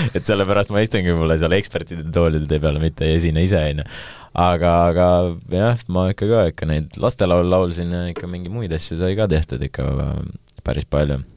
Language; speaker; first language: Estonian; non-native, local second language; Russian